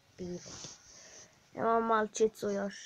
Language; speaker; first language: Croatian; early bilingual, heritage; Croatian